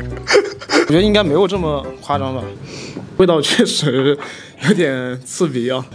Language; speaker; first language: Chinese; non-native, fluent; Korean